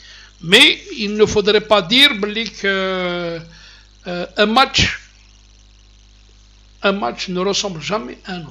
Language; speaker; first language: French; non-native, local second language; Kabyle